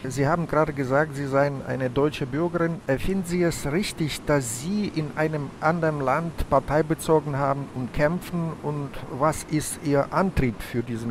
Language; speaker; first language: German; non-native, fluent; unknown